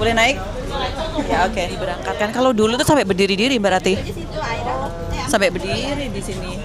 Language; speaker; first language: Indonesian; native; Indonesian